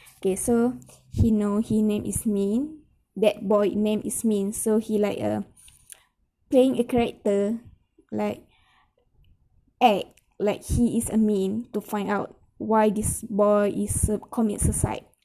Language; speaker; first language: English; non-native, local second language; Malay